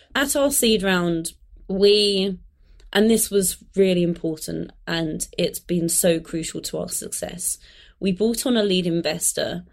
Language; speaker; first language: English; native; English